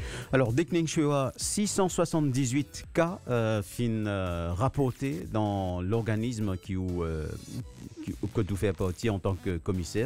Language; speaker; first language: French; non-native, local second language; Morisyen